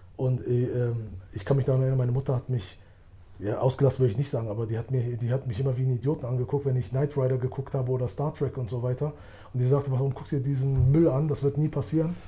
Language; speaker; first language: German; early bilingual, other home language; Albanian